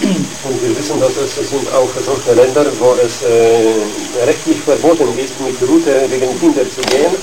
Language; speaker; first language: German; non-native, learner; Polish